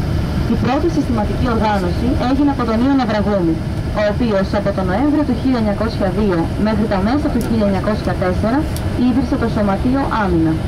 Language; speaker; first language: Greek; native; Greek